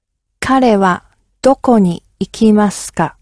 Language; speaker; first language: Japanese; non-native, learner; English